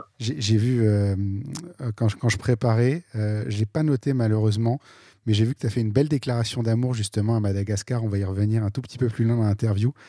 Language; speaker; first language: French; native; French